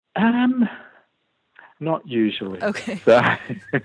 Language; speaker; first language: English; native; English